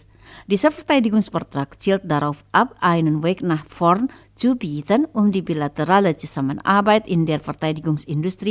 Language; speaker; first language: German; non-native, fluent; Indonesian